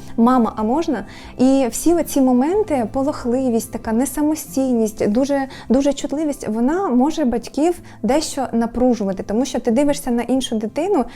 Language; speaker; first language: Ukrainian; native; Ukrainian